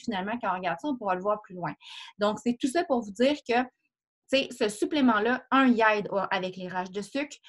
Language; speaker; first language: French; native; French